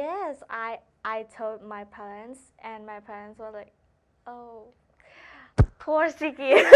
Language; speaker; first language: English; non-native, learner; Thai